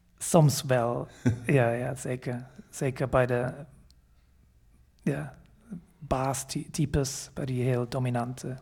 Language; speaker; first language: Dutch; non-native, fluent; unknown